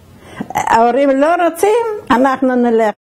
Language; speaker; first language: Hebrew; non-native, fluent; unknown